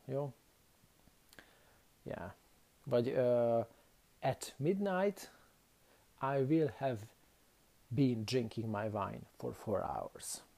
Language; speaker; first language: English; non-native, fluent; Hungarian